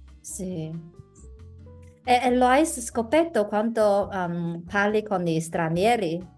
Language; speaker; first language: Italian; non-native, fluent; Wu Chinese